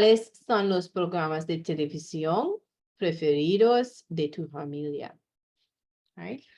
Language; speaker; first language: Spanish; non-native, fluent; English